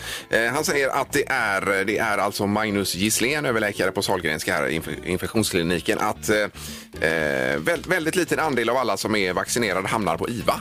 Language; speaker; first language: Swedish; native; Swedish